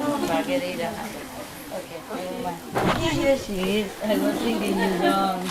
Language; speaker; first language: English; non-native, fluent; Vietnamese